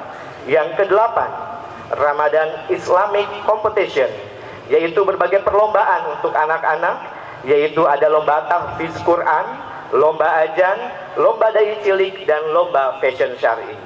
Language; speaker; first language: Indonesian; native; Indonesian